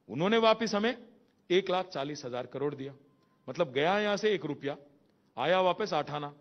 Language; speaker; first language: Hindi; non-native, local second language; Telugu